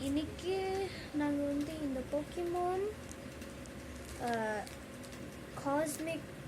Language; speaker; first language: Tamil; early bilingual, heritage; Tamil